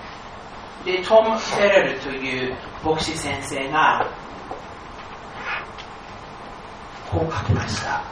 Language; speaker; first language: Japanese; non-native, fluent; English